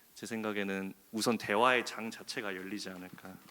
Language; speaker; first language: Korean; early bilingual, heritage; Korean